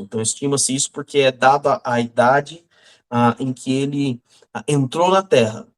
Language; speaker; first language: Portuguese; native; Portuguese